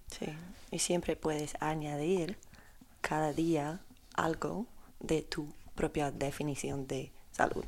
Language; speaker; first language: Spanish; non-native, learner; Polish